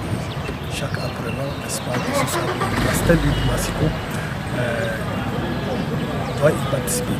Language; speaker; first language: French; non-native, local second language; Hausa